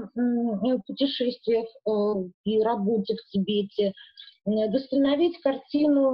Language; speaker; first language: Russian; native; Russian